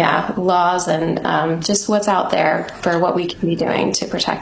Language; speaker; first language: English; native; English